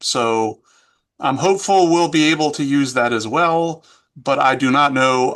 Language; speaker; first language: English; native; English